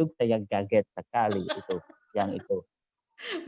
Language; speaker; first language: Indonesian; non-native, learner; Khmer